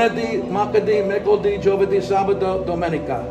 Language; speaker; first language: Italian; non-native, learner; English